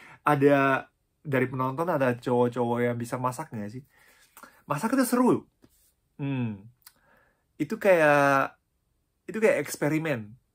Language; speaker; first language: Indonesian; non-native, fluent; Japanese